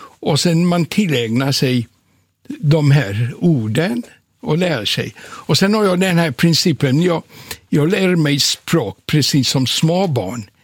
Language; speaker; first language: Swedish; non-native, fluent; Polish